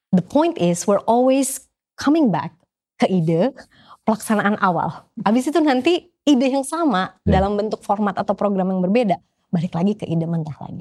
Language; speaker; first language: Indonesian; native; Indonesian